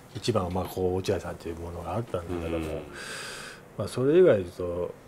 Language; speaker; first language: Japanese; native; Japanese